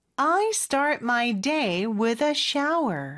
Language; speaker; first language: English; non-native, fluent; Korean